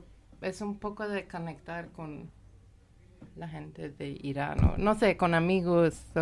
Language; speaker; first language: Spanish; non-native, learner; Persian